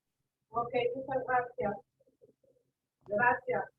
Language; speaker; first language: Spanish; non-native, fluent; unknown